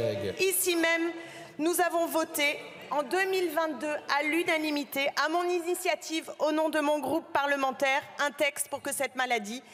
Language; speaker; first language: French; native; French